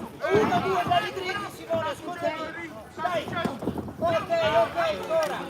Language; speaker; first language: Italian; native; Italian